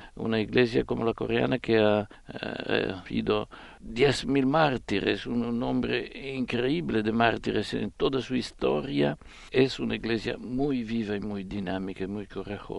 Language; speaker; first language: Spanish; non-native, fluent; Italian